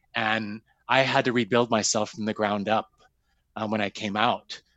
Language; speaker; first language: English; native; English